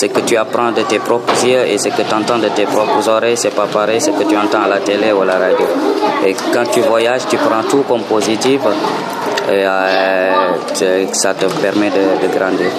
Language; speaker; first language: French; non-native, local second language; Fula